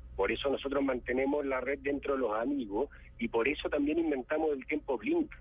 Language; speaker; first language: Spanish; native; Spanish